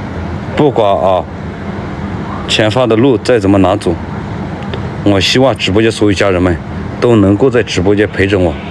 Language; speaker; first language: Chinese; native; Chinese